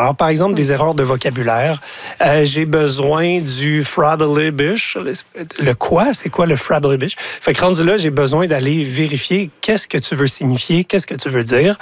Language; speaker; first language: French; native; French